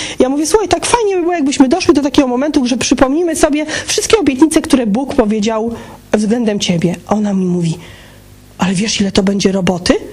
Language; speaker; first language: Polish; native; Polish